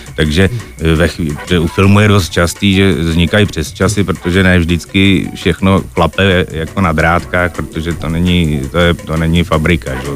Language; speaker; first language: Czech; native; Czech